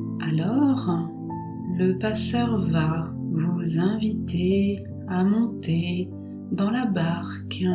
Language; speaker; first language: French; native; French